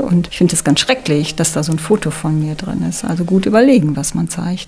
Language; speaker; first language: German; native; German